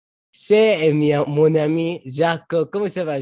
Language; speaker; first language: French; non-native, learner; Arabic